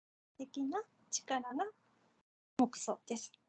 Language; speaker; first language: Japanese; non-native, fluent; Korean